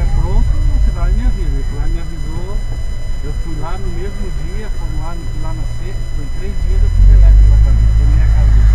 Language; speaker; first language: Portuguese; native; Portuguese